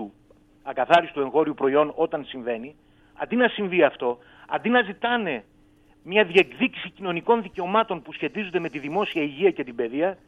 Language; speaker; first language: Greek; native; Greek